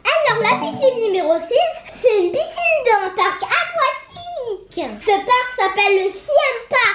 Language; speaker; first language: French; native; French